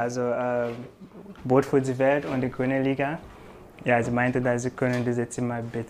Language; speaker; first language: German; non-native, learner; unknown